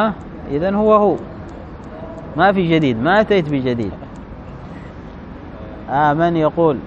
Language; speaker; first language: Arabic; native; Arabic